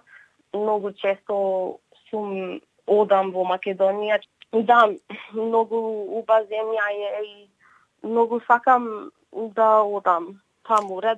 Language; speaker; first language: Macedonian; early bilingual, heritage; Macedonian